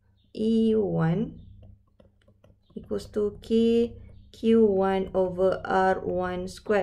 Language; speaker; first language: English; non-native, local second language; Malay